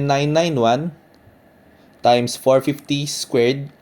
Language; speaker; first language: English; non-native, local second language; Filipino